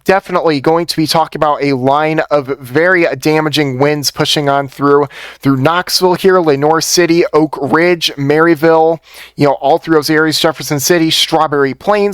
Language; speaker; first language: English; native; English